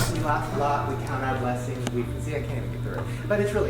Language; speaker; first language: English; native; English